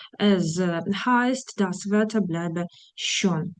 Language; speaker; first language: German; non-native, fluent; Ukrainian